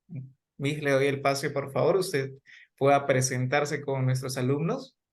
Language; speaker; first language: Spanish; native; Spanish